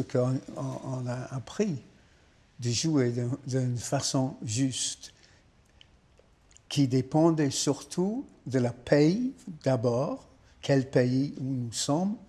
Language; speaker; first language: French; non-native, fluent; English